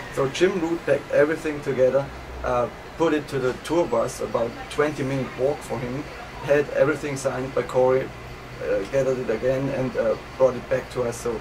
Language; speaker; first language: English; non-native, fluent; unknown